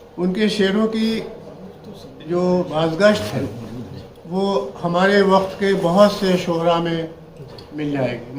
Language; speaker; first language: Urdu; native; Urdu